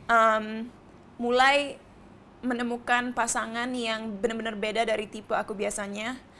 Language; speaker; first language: Indonesian; early bilingual, heritage; Indonesian